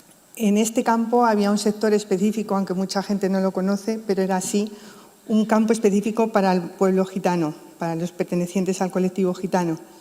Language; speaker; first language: Spanish; native; Spanish